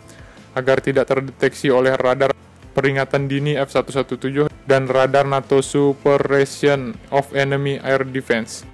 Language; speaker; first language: Indonesian; native; Indonesian